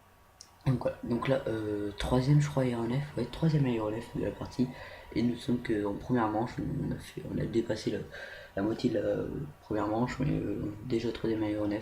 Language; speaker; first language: French; native; French